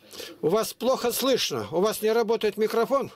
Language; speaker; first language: Russian; native; Russian